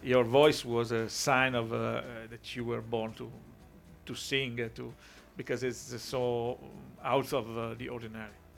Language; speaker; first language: English; non-native, fluent; Italian